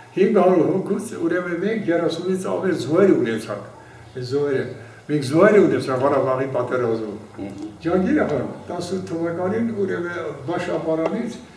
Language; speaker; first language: Armenian; non-native, local second language; Kurdish